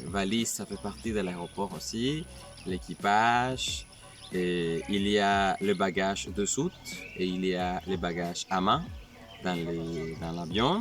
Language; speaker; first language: French; non-native, fluent; Spanish